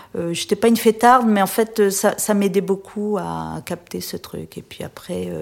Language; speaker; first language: French; native; French